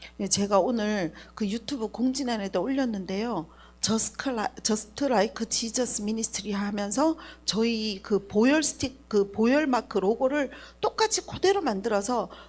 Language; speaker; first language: Korean; native; Korean